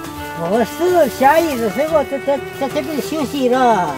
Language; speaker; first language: Chinese; non-native, local second language; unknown